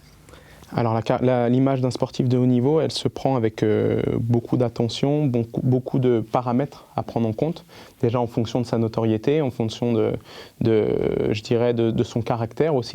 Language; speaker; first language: French; native; French